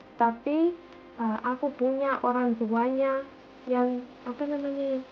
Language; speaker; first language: Indonesian; non-native, fluent; Russian